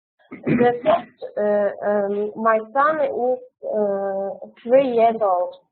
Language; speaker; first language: English; non-native, learner; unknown